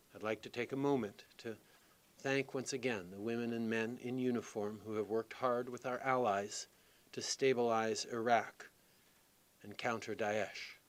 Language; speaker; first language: English; native; English